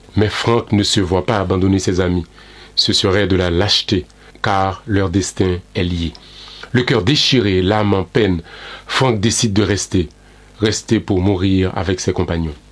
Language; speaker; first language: French; non-native, local second language; Haitian Creole